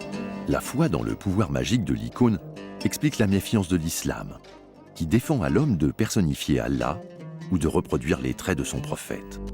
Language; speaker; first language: French; native; French